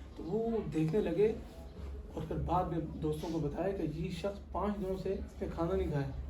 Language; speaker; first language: Urdu; non-native, local second language; Pashto